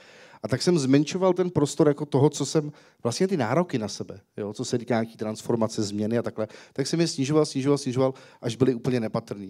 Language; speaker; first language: Czech; native; Czech